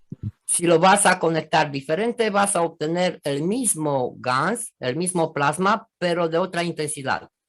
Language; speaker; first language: Spanish; non-native, fluent; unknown